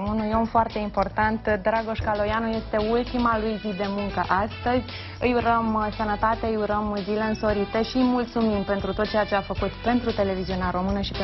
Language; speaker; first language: Romanian; native; Romanian